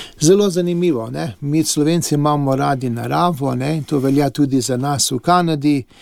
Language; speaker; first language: Slovenian; early bilingual, heritage; English